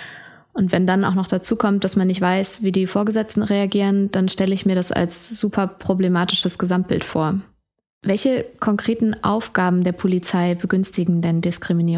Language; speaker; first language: German; native; German